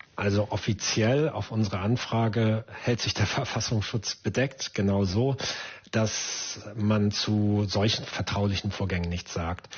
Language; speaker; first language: German; native; German